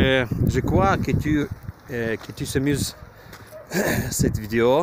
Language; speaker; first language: French; non-native, learner; Ukrainian